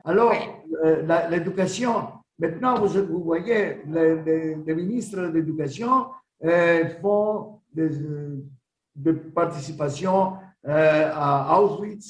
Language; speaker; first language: French; non-native, learner; Greek